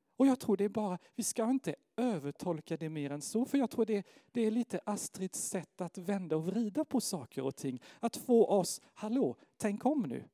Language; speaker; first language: Swedish; non-native, fluent; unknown